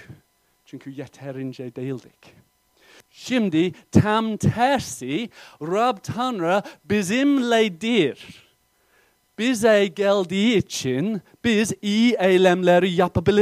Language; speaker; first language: Turkish; non-native, fluent; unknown